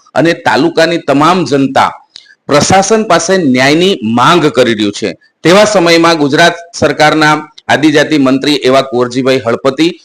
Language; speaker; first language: Gujarati; native; Gujarati